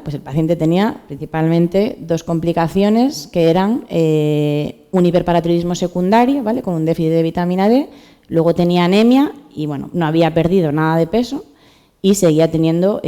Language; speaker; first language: Spanish; native; Spanish